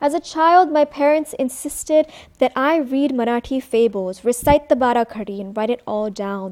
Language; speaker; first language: English; early bilingual, other home language; Marathi